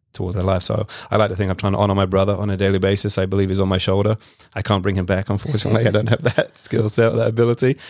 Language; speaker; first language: English; native; English